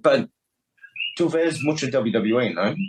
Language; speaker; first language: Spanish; non-native, learner; English